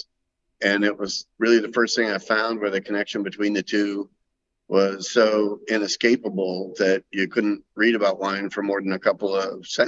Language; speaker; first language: English; native; English